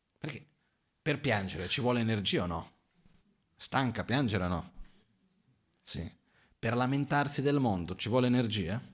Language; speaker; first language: Italian; non-native, fluent; Portuguese